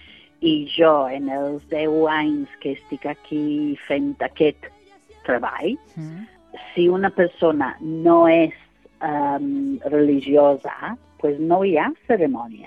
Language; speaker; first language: Catalan; non-native, fluent; English